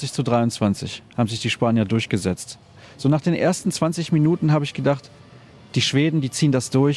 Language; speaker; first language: German; native; German